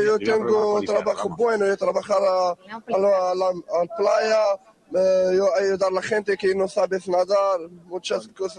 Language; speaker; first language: Spanish; non-native, learner; Arabic